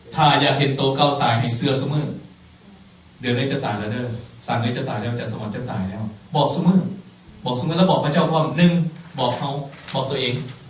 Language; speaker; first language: Thai; non-native, local second language; Lao